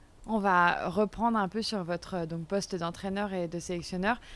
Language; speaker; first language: French; native; French